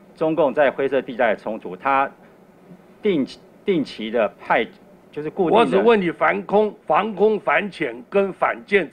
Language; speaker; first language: Chinese; native; Chinese